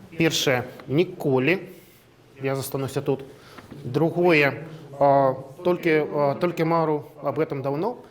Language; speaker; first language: Belarusian; non-native, local second language; Russian